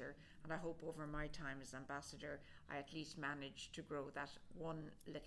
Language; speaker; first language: English; native; English